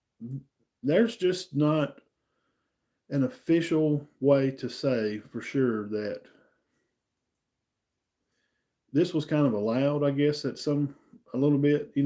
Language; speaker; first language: English; native; English